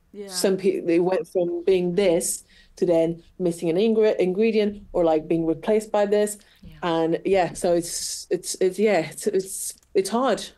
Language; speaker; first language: English; non-native, fluent; Portuguese